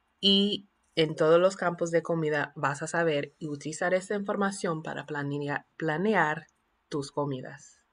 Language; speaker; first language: Spanish; non-native, fluent; English